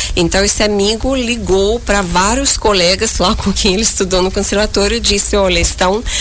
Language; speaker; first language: Portuguese; non-native, fluent; Russian